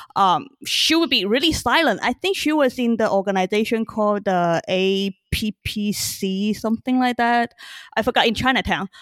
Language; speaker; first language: English; early bilingual, other home language; Chinese